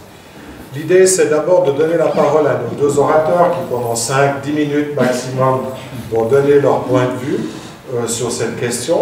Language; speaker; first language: French; native; French